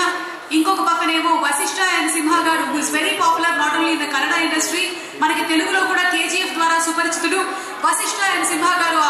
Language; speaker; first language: Telugu; native; Telugu